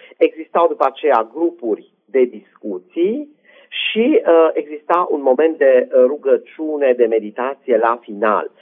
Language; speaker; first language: Romanian; native; Romanian